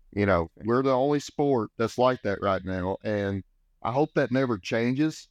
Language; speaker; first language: English; native; English